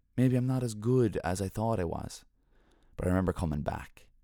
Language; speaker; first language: English; native; English